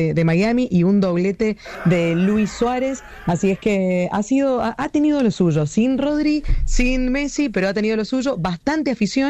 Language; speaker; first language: Spanish; native; Spanish